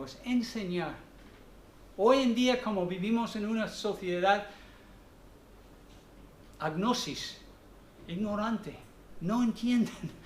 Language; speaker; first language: Spanish; non-native, fluent; English